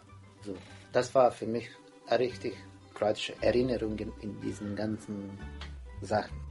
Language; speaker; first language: German; non-native, fluent; Croatian